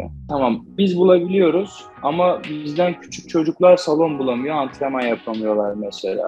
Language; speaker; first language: Turkish; native; Turkish